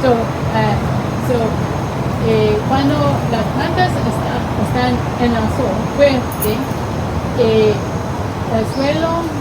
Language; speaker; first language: Spanish; non-native, learner; English